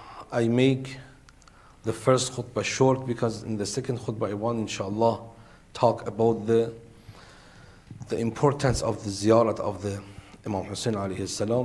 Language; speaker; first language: English; non-native, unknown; Persian